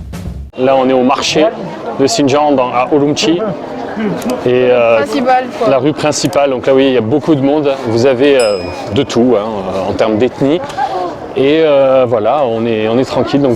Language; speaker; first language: French; native; French